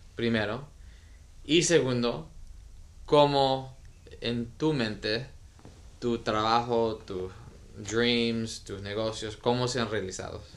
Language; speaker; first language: Spanish; early bilingual, heritage; Spanish